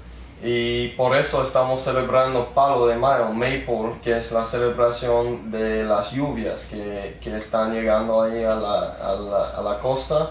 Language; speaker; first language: Spanish; early bilingual, heritage; English